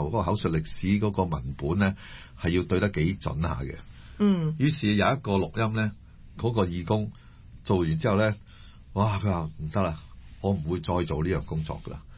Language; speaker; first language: Cantonese; native; Cantonese